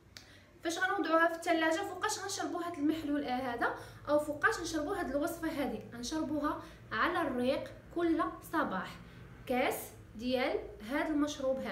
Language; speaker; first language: Arabic; native; Arabic